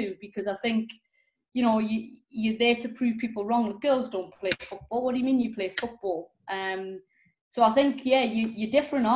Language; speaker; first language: English; native; English